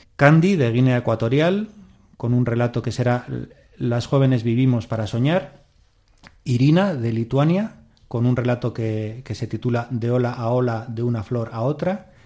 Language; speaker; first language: Spanish; native; Spanish